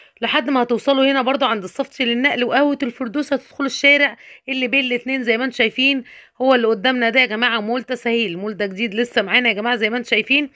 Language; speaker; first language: Arabic; native; Arabic